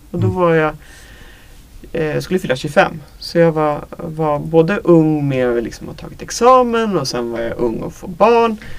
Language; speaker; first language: Swedish; native; Swedish